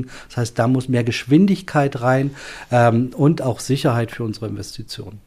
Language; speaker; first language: German; native; German